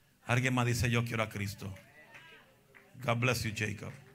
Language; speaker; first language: Spanish; native; Spanish